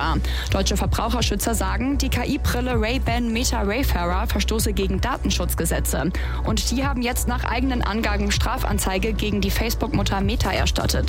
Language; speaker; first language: German; native; German